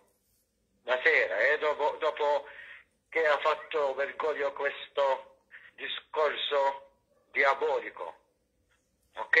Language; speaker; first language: Italian; non-native, fluent; Maltese